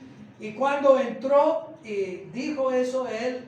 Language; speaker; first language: Spanish; non-native, fluent; English